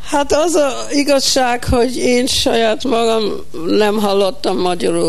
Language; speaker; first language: Hungarian; early bilingual, heritage; Hungarian